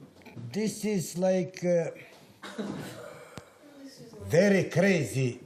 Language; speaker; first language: English; non-native, learner; Serbian